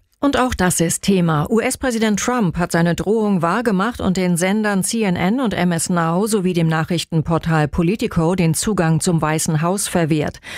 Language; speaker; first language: German; native; German